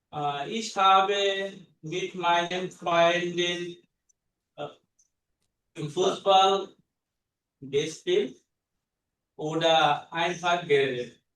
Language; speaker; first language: German; non-native, learner; Bangla